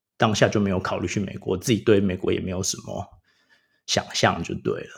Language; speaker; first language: Chinese; native; Chinese